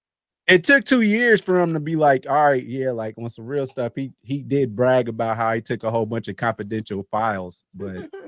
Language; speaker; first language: English; native; English